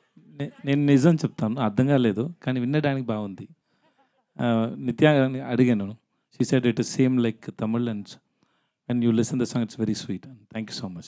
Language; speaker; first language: Telugu; non-native, learner; Tamil